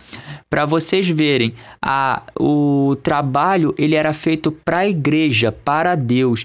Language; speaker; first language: Portuguese; native; Portuguese